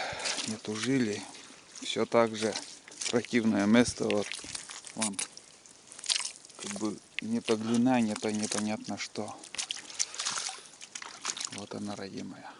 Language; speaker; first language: Russian; native; Russian